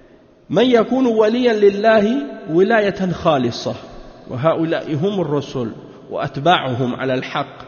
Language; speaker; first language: Arabic; non-native, fluent; French